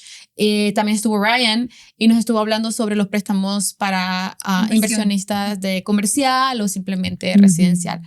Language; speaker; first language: Spanish; native; Spanish